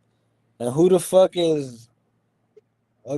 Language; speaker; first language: English; native; English